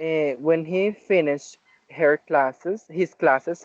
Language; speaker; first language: English; non-native, learner; Spanish